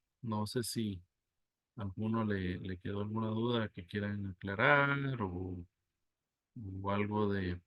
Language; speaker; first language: Spanish; native; Spanish